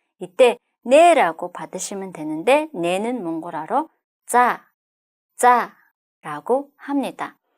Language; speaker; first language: Korean; non-native, fluent; Mongolian